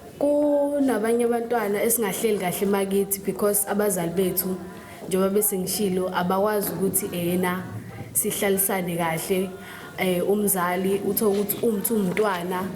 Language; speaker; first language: Zulu; native; Zulu